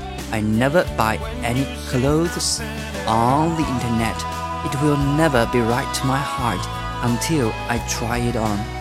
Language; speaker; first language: English; non-native, fluent; Chinese